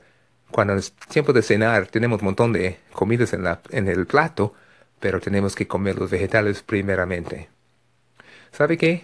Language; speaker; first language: Spanish; non-native, fluent; English